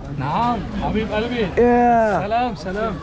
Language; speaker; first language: Arabic; non-native, fluent; Turkish